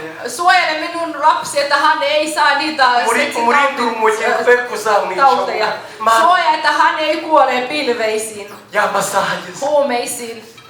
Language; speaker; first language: Finnish; non-native, learner; Kinyarwanda